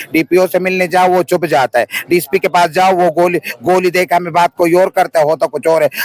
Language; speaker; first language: Urdu; non-native, local second language; Pashto